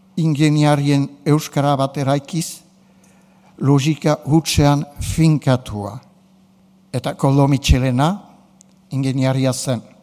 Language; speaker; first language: Basque; native; Basque